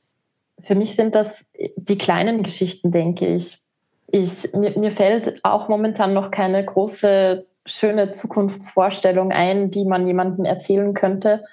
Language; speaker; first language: German; native; German